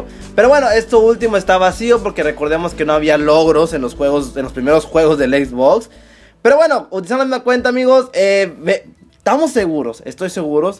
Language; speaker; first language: Spanish; native; Spanish